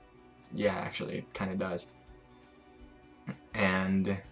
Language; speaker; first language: English; native; English